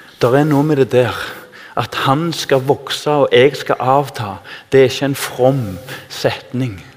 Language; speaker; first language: Norwegian; native; Norwegian